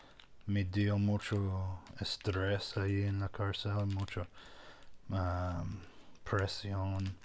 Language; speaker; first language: Spanish; non-native, fluent; English